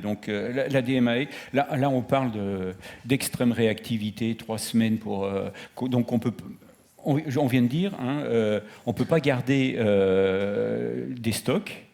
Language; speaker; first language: French; native; French